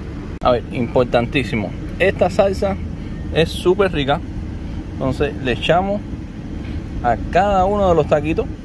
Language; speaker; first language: Spanish; native; Spanish